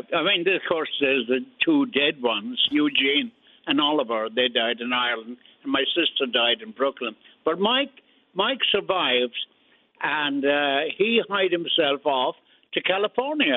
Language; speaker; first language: English; native; English